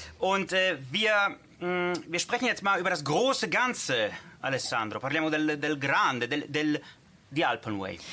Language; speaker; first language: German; early bilingual, other home language; Italian